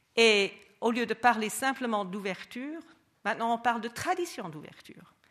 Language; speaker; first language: French; non-native, fluent; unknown